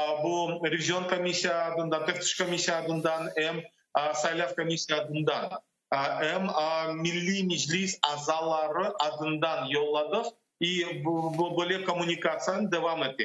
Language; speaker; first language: Turkish; non-native, learner; Crimean Tatar